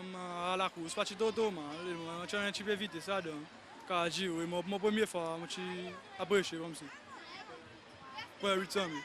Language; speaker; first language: French; non-native, learner; Seselwa Creole French